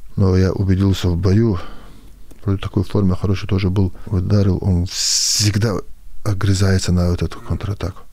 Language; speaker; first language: Russian; non-native, local second language; Avaric